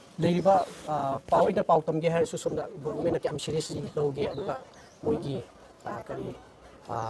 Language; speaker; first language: Manipuri; non-native, local second language; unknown